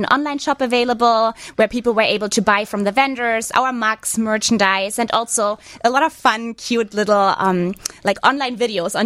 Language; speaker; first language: English; non-native, fluent; German